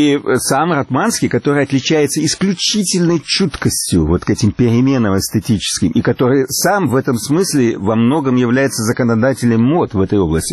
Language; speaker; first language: Russian; native; Russian